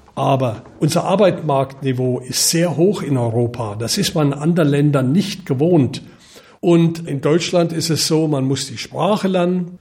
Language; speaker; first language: German; native; German